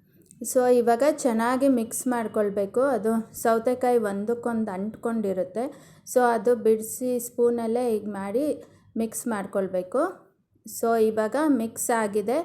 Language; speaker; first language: Kannada; native; Kannada